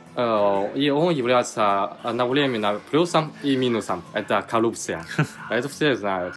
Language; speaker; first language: Russian; non-native, learner; Chinese